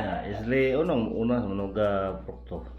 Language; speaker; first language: Russian; non-native, learner; Filipino